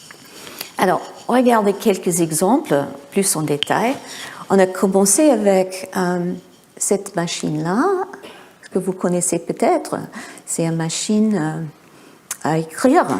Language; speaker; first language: French; non-native, fluent; English